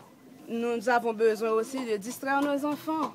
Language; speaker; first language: French; non-native, local second language; Haitian Creole